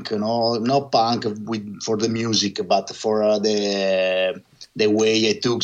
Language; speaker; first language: English; non-native, learner; Italian